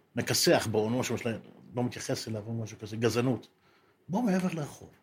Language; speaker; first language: Hebrew; native; Hebrew